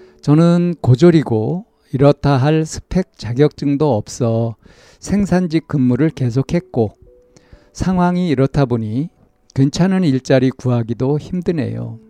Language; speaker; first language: Korean; native; Korean